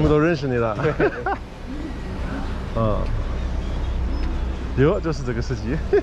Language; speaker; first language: Chinese; non-native, fluent; English